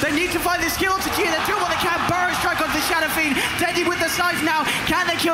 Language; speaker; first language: English; native; English